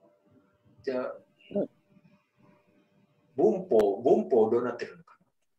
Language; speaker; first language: Japanese; non-native, learner; Indonesian